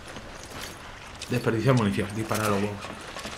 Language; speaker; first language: Spanish; native; Spanish